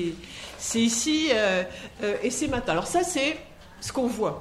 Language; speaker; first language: French; native; French